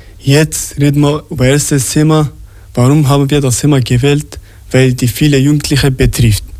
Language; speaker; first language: German; non-native, learner; Arabic